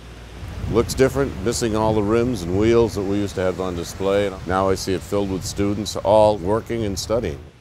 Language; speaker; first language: English; native; English